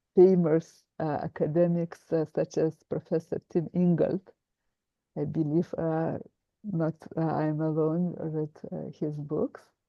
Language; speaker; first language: English; non-native, fluent; Lithuanian